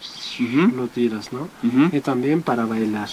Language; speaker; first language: Spanish; non-native, local second language; Quechua